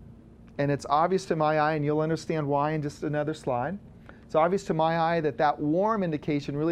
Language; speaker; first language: English; native; English